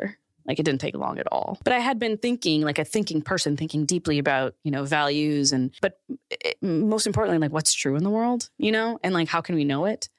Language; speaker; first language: English; early bilingual, other home language; Urdu